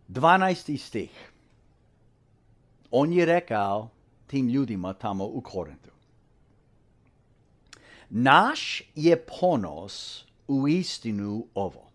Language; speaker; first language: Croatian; early bilingual, heritage; English